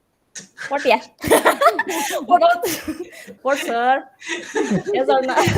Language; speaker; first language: English; non-native, learner; Indonesian